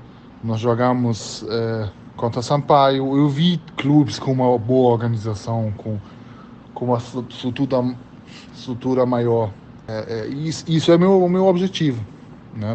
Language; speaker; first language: Portuguese; early bilingual, heritage; German